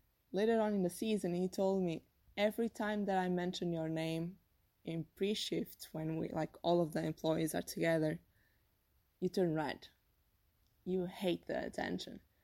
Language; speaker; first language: English; non-native, fluent; Portuguese